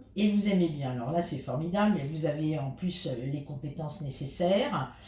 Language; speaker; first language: French; native; French